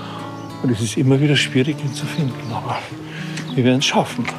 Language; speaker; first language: German; native; German